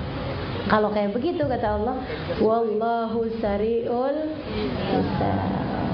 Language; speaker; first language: Indonesian; native; Indonesian